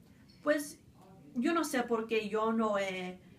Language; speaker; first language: Spanish; early bilingual, other home language; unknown